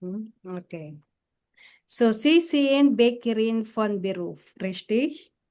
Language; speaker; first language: German; non-native, fluent; Filipino